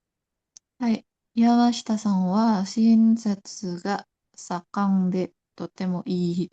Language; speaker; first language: Japanese; non-native, learner; Indonesian